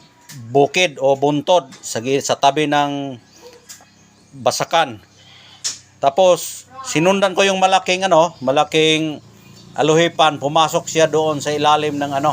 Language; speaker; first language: Filipino; non-native, local second language; Cebuano